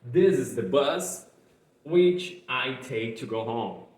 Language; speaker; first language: English; non-native, fluent; Portuguese